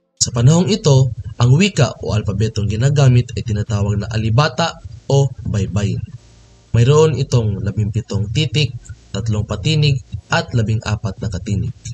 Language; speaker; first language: Filipino; non-native, local second language; Cebuano